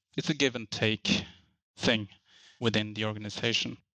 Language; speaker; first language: English; non-native, fluent; Norwegian